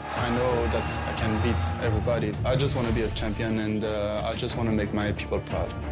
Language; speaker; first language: English; non-native, local second language; French